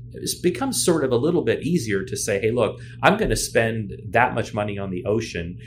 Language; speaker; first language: English; native; English